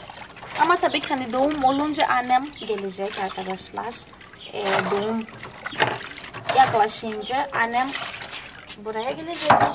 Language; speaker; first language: Turkish; non-native, fluent; Portuguese